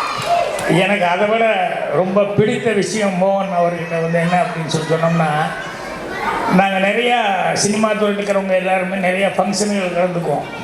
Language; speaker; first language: Tamil; native; Tamil